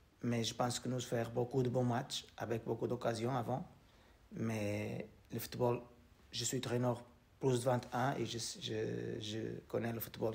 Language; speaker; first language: French; non-native, learner; Portuguese